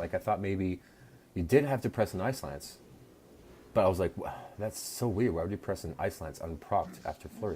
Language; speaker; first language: English; native; English